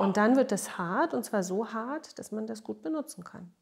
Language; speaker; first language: German; native; German